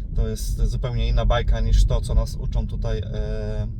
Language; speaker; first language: Polish; native; Polish